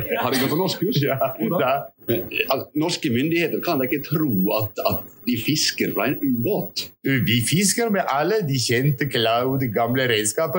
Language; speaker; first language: Norwegian; native; Norwegian